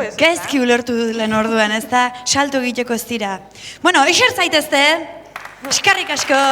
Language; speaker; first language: Basque; native; Basque